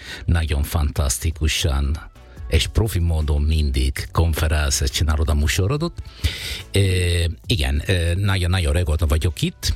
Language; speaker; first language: Hungarian; non-native, learner; Italian